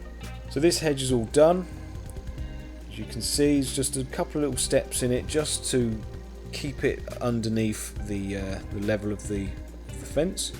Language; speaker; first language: English; native; English